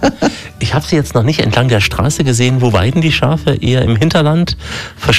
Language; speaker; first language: German; native; German